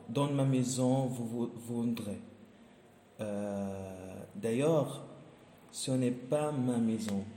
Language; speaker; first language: French; non-native, learner; Arabic